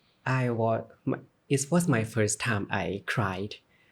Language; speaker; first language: English; non-native, learner; Thai